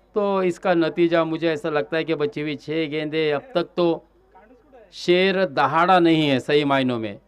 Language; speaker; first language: Hindi; non-native, local second language; Marathi